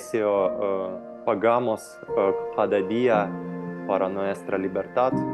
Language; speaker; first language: Spanish; non-native, fluent; Ukrainian